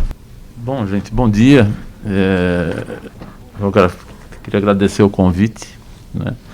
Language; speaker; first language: Portuguese; native; Portuguese